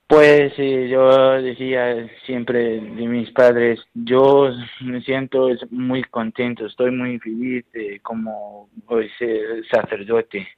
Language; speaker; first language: Spanish; non-native, learner; Arabic